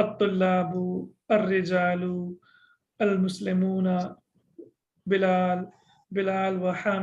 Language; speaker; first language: Arabic; non-native, fluent; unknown